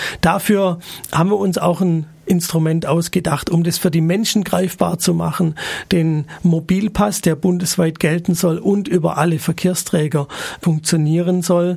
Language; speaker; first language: German; native; German